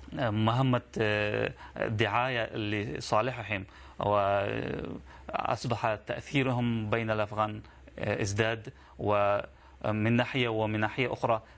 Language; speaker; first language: Arabic; non-native, fluent; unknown